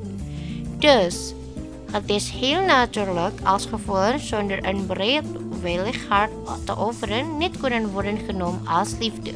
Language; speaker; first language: Dutch; non-native, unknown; Indonesian